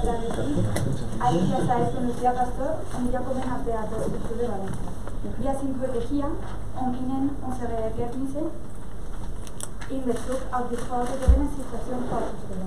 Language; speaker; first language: German; non-native, fluent; Spanish